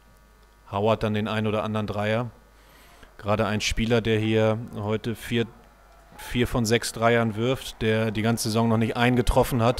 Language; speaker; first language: German; native; German